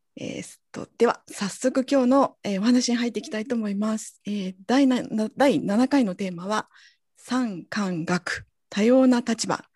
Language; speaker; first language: Japanese; native; Japanese